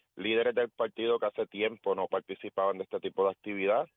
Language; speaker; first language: Spanish; native; Spanish